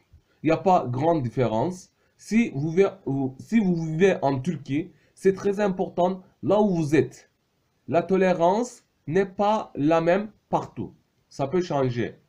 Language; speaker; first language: French; non-native, fluent; Turkish